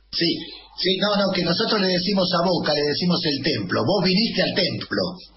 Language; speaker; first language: Spanish; native; Spanish